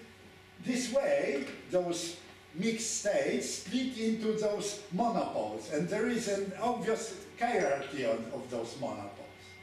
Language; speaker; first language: English; non-native, fluent; Polish